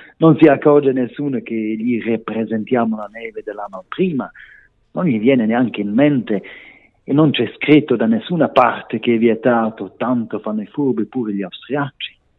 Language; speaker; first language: Italian; non-native, local second language; Romansh